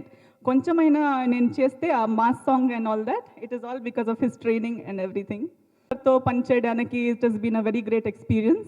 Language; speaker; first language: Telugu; non-native, local second language; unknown